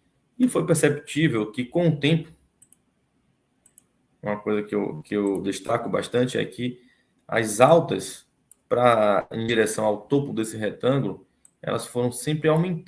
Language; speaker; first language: Portuguese; native; Portuguese